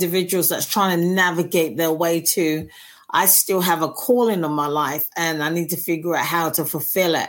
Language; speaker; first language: English; native; English